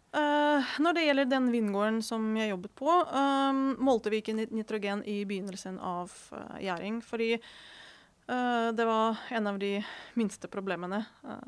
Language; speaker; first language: Norwegian; non-native, fluent; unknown